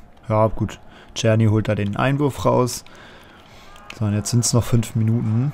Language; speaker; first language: German; native; German